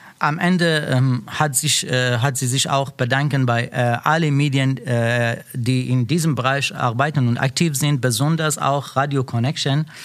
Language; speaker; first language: German; non-native, learner; Persian